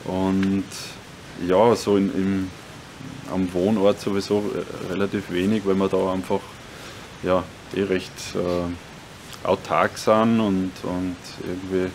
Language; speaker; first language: German; native; German